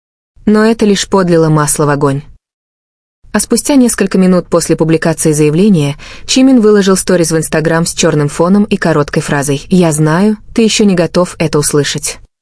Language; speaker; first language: Russian; native; Russian